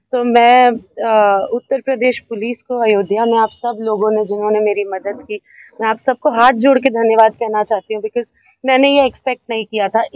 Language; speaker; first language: Hindi; native; Hindi